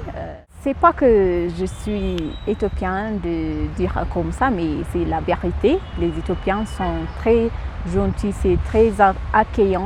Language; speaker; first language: French; non-native, fluent; Amharic